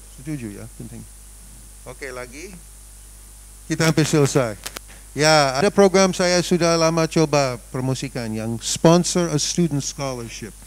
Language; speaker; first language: Indonesian; non-native, fluent; English